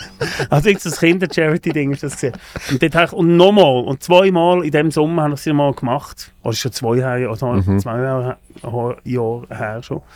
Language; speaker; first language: German; native; German